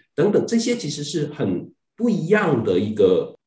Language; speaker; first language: Chinese; non-native, fluent; Cantonese